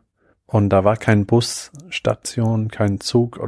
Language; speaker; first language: German; non-native, fluent; English